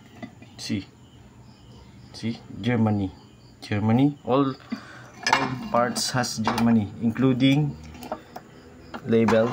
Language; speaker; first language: English; non-native, learner; Filipino